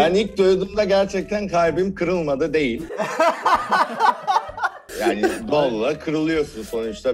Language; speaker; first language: Turkish; non-native, fluent; Korean